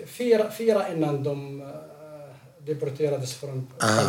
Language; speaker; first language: Swedish; non-native, fluent; Arabic